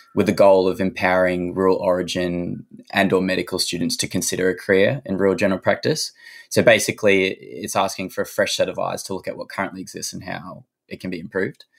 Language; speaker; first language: English; native; English